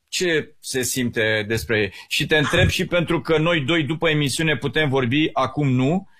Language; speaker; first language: Romanian; native; Romanian